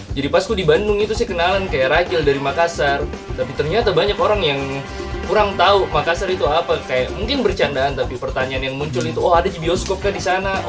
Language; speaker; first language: Indonesian; native; Indonesian